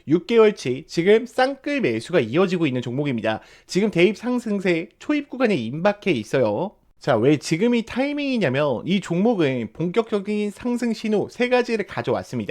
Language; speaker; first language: Korean; native; Korean